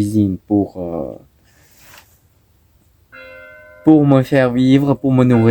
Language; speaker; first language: French; non-native, fluent; Thai